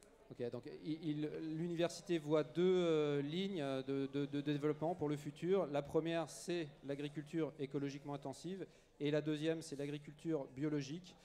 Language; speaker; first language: French; native; French